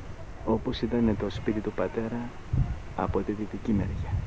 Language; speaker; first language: Greek; native; Greek